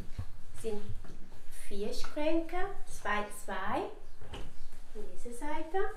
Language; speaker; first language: German; non-native, learner; Spanish